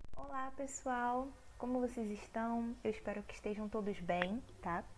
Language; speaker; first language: Portuguese; native; Portuguese